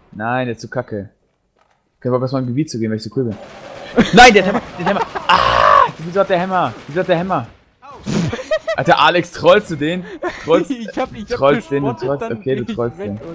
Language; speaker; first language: German; native; German